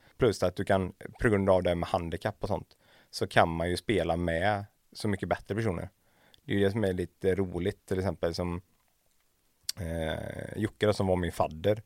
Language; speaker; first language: Swedish; native; Swedish